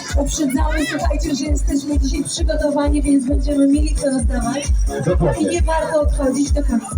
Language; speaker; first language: Polish; native; Polish